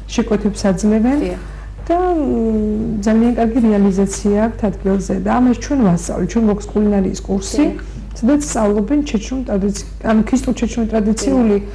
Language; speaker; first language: Georgian; non-native, local second language; Chechen